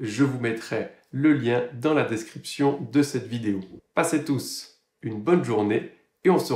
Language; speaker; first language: French; native; French